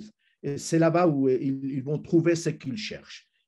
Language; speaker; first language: French; non-native, fluent; Spanish